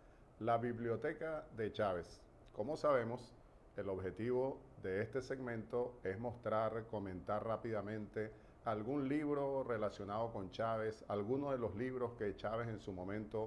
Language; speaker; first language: Spanish; native; Spanish